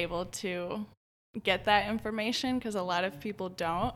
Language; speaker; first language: English; native; English